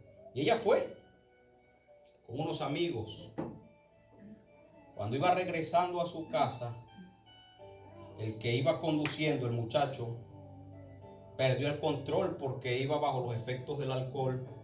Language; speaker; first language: Spanish; native; Spanish